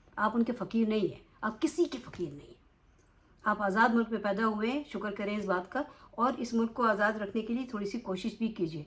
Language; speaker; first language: Urdu; native; Urdu